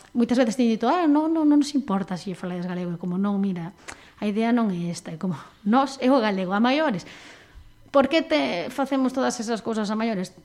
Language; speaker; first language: Galician; native; Galician